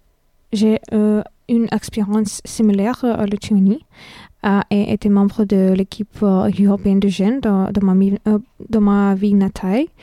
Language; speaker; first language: French; non-native, fluent; Lithuanian